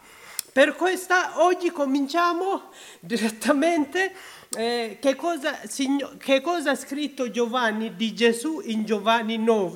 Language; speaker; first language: Italian; non-native, learner; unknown